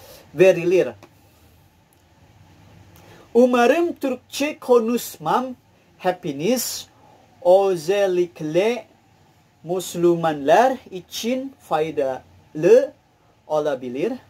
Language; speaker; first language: Turkish; non-native, learner; Indonesian